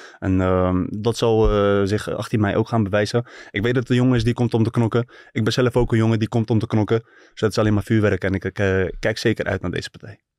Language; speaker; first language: Dutch; early bilingual, other home language; Turkish